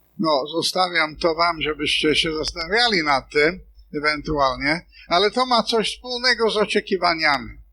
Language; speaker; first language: Polish; non-native, fluent; English